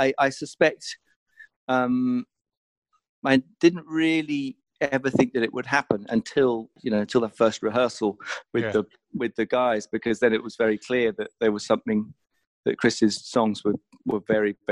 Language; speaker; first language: English; native; English